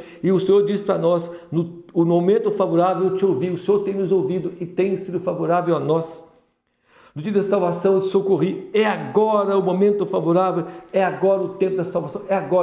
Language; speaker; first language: Portuguese; native; Portuguese